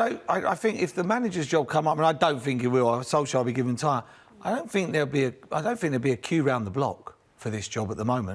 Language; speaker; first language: English; native; English